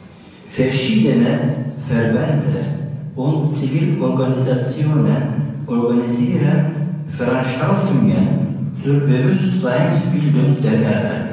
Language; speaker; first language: German; non-native, learner; Turkish